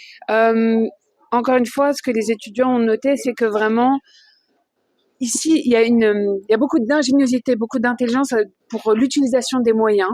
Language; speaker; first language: French; native; French